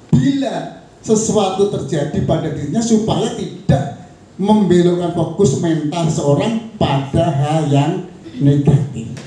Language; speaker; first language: Indonesian; native; Indonesian